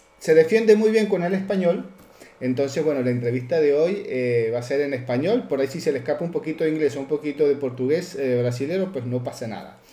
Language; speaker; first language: Spanish; native; Spanish